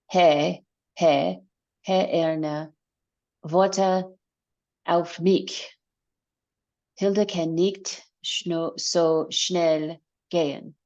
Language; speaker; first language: German; non-native, learner; English